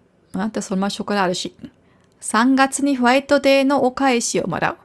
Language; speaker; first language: Japanese; non-native, fluent; German